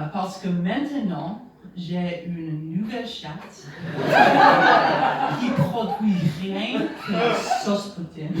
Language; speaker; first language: French; non-native, learner; English